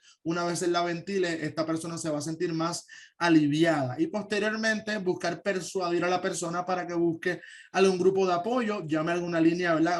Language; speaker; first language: Spanish; native; Spanish